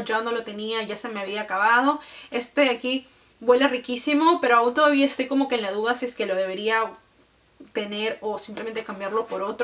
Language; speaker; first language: Spanish; native; Spanish